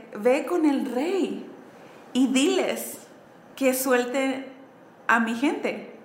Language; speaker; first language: Spanish; early bilingual, heritage; Spanish